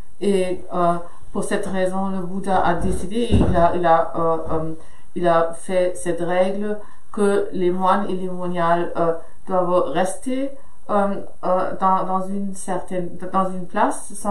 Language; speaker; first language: French; non-native, fluent; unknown